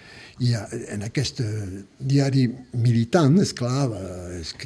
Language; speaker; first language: Catalan; early bilingual, heritage; Catalan